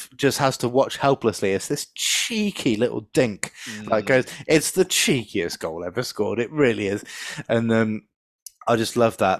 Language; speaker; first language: English; native; English